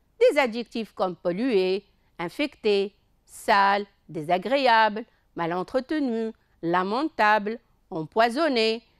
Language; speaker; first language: French; non-native, local second language; Arabic